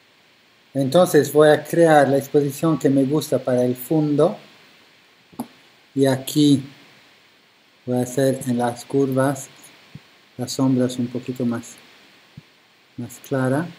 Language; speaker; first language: Spanish; non-native, fluent; Italian